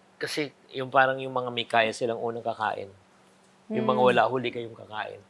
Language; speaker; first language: Filipino; native; Filipino